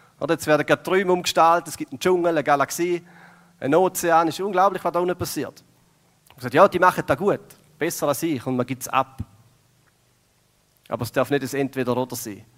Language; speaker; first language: German; native; German